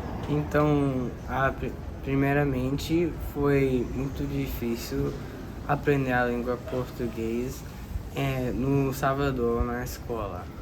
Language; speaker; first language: Portuguese; early bilingual, other home language; English